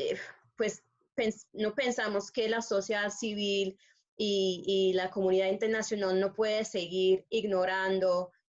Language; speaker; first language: Spanish; non-native, fluent; English